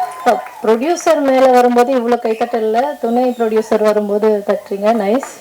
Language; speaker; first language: Tamil; native; Tamil